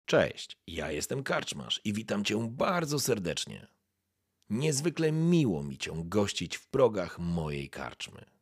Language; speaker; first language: Polish; native; Polish